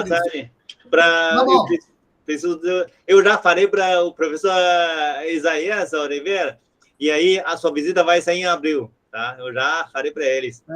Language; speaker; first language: Portuguese; non-native, fluent; Chinese